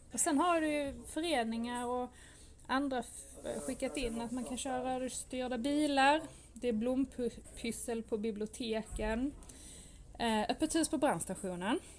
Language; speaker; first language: Swedish; native; Swedish